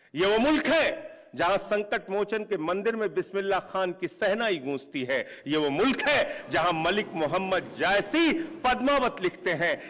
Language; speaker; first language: Hindi; native; Hindi